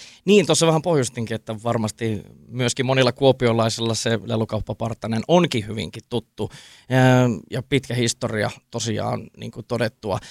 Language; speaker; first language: Finnish; native; Finnish